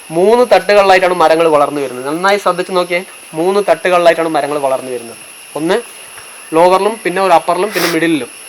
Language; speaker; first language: Malayalam; non-native, local second language; Tamil